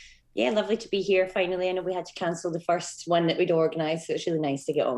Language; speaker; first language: English; native; English